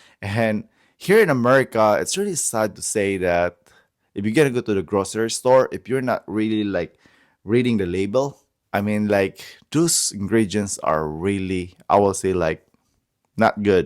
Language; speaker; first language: English; non-native, fluent; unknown